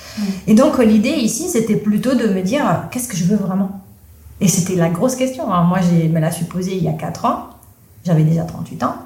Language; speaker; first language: French; non-native, fluent; Italian